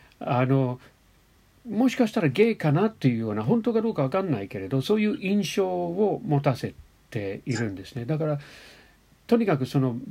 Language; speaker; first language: Japanese; non-native, fluent; English